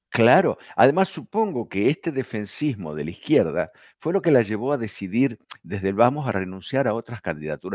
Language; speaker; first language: Spanish; native; Spanish